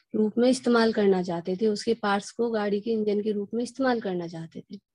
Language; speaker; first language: Hindi; native; Hindi